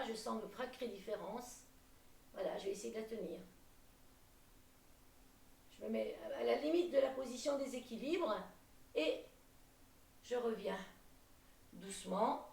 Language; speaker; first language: French; native; French